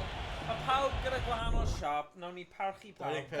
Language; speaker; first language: Welsh; native; Welsh